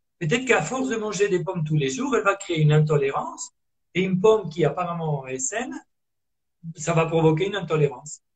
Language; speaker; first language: French; non-native, fluent; Italian